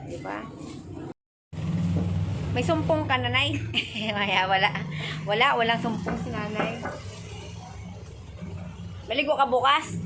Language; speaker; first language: Filipino; non-native, local second language; Cebuano